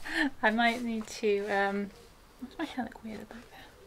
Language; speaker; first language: English; native; English